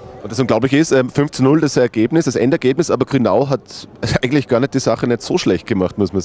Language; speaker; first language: German; native; German